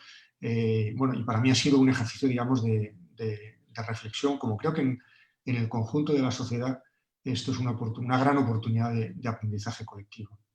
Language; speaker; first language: Spanish; native; Spanish